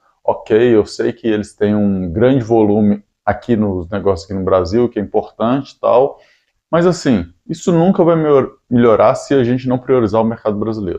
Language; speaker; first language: Portuguese; native; Portuguese